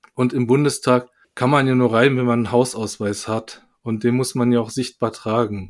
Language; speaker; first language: German; early bilingual, other home language; Korean